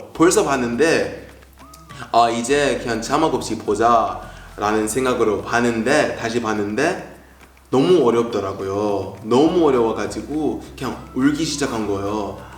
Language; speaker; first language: Korean; non-native, fluent; English